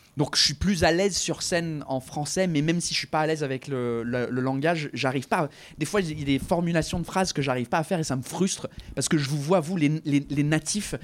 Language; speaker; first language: French; non-native, fluent; English